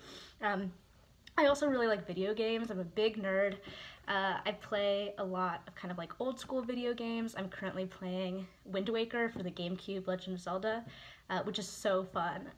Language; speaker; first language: English; native; English